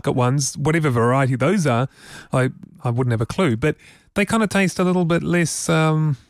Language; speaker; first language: English; native; English